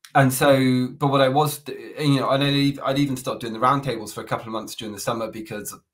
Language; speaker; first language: English; native; English